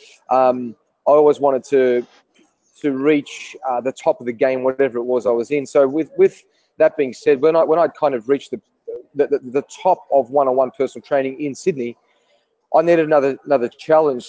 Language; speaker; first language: English; native; English